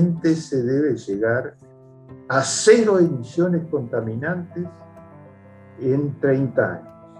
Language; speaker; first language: Spanish; native; Spanish